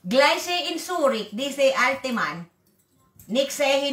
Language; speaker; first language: German; non-native, learner; Waray